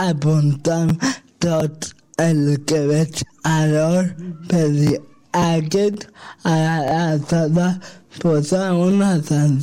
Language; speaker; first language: Catalan; non-native, local second language; Spanish